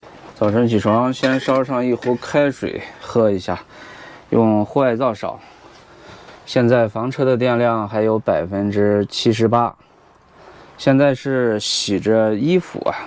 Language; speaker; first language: Chinese; native; Chinese